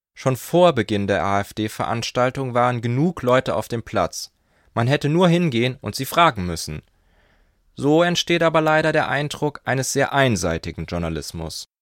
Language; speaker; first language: German; native; German